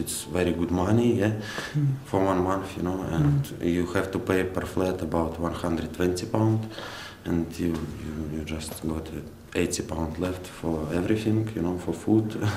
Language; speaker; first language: English; non-native, learner; Russian